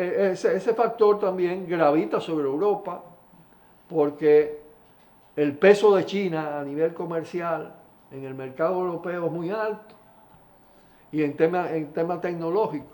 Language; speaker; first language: Spanish; native; Spanish